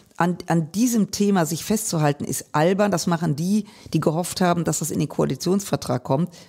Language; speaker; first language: German; native; German